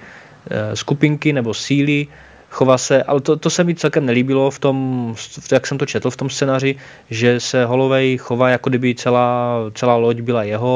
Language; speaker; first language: Czech; native; Czech